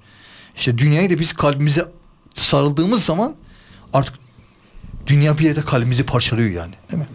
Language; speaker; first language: Turkish; native; Turkish